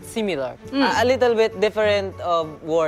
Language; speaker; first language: English; non-native, learner; Japanese